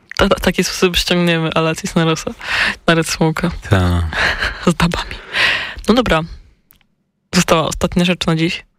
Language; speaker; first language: Polish; native; Polish